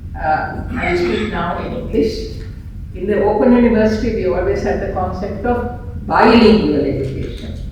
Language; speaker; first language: English; non-native, local second language; Sinhala